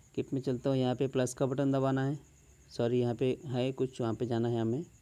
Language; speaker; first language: Hindi; non-native, local second language; Bangla